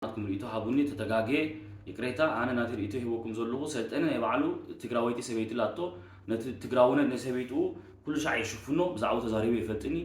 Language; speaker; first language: Tigrinya; early bilingual, heritage; Tigrinya